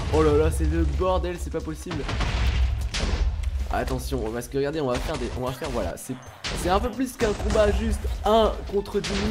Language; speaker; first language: French; native; French